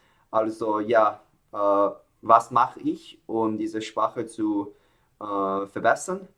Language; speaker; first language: German; non-native, learner; Chinese